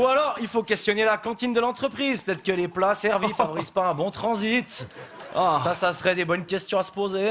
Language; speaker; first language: French; native; French